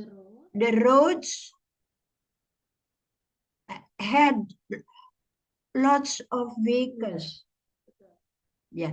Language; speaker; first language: English; non-native, fluent; Indonesian